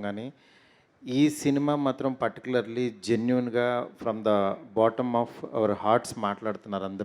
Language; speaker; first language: Telugu; native; Telugu